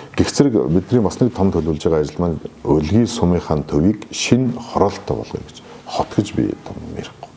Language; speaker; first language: Mongolian; non-native, local second language; Kazakh